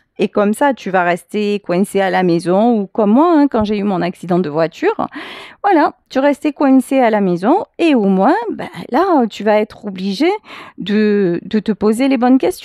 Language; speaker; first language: French; native; French